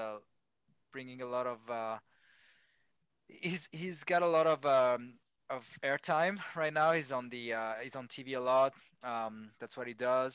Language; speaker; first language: English; non-native, fluent; French